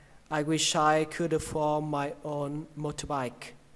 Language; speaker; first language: English; non-native, fluent; Vietnamese